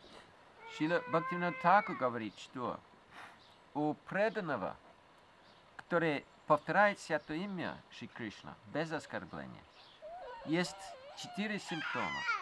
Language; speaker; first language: Russian; non-native, fluent; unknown